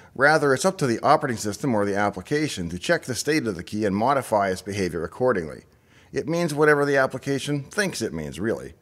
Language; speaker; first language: English; native; English